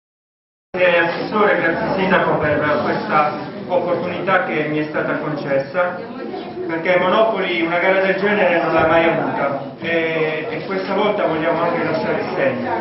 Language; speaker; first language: Italian; native; Italian